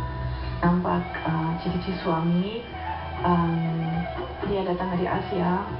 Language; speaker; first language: Indonesian; non-native, learner; German